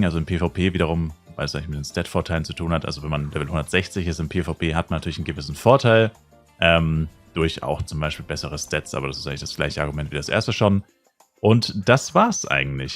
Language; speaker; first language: German; native; German